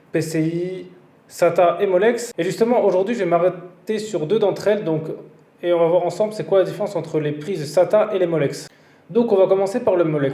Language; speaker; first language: French; native; French